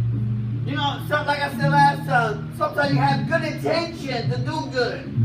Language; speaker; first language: English; native; English